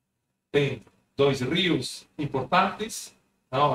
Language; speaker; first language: Portuguese; non-native, fluent; Spanish